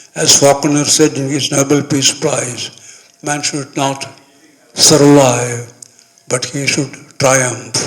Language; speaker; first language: English; non-native, local second language; Malayalam